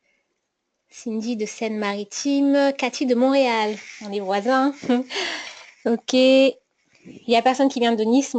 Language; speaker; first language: French; native; French